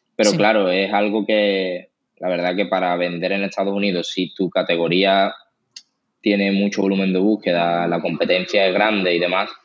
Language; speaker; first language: Spanish; native; Spanish